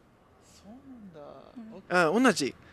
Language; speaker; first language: Japanese; non-native, learner; English